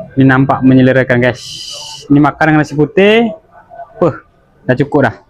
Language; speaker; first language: Malay; native; Malay